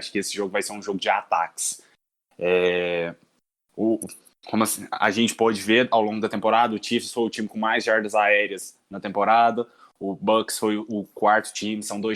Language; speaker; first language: Portuguese; native; Portuguese